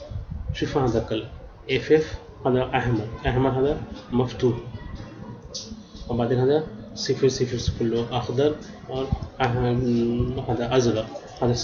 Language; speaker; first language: Arabic; non-native, learner; Urdu